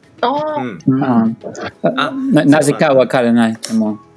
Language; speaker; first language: Japanese; non-native, learner; English